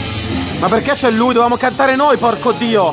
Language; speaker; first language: Italian; native; Italian